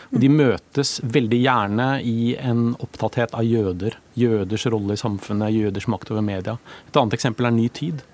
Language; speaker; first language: Norwegian; native; Norwegian